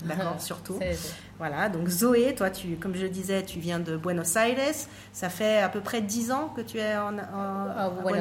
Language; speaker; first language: French; native; French